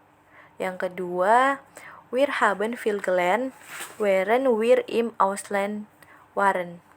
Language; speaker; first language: German; non-native, fluent; Indonesian